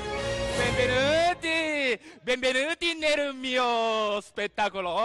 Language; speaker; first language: Italian; non-native, learner; Japanese